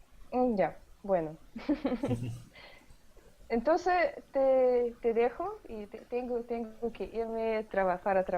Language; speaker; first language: Spanish; non-native, learner; Russian